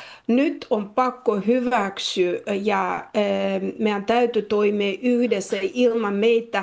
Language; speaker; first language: Finnish; non-native, fluent; Russian